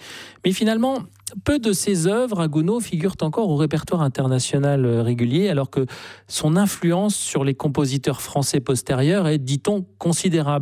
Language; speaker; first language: French; native; French